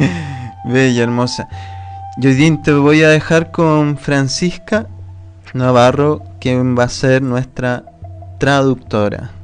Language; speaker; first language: Spanish; native; Spanish